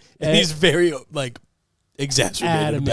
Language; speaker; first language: English; native; English